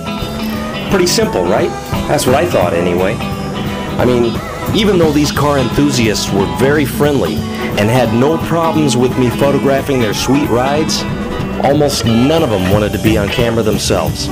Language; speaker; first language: English; native; English